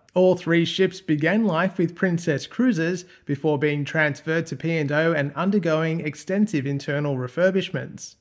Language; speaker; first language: English; native; English